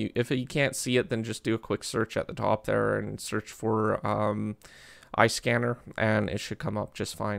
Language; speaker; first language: English; native; English